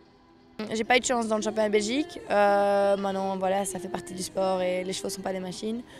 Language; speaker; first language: French; native; French